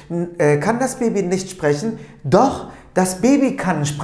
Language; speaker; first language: German; non-native, fluent; Turkish